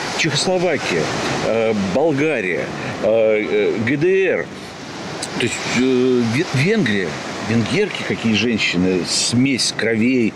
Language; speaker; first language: Russian; native; Russian